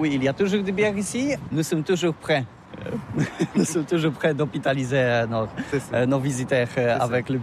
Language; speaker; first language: French; non-native, learner; Polish